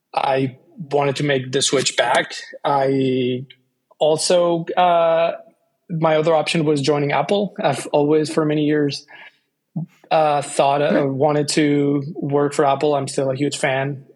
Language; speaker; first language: English; non-native, fluent; Spanish